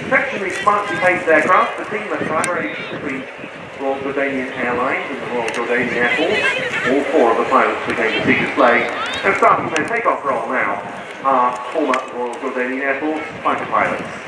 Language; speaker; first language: English; native; English